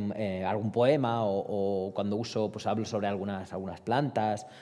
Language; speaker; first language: Spanish; early bilingual, other home language; Romanian